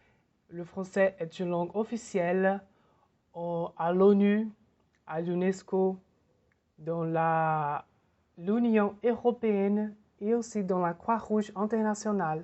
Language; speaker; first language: French; non-native, fluent; Portuguese